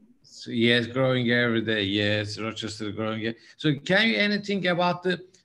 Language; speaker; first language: English; non-native, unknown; Turkish